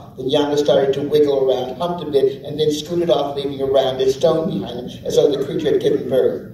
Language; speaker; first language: English; native; English